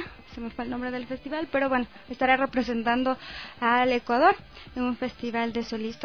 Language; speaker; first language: Spanish; native; Spanish